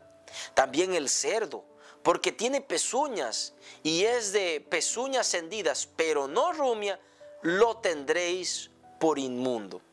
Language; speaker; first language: Spanish; native; Spanish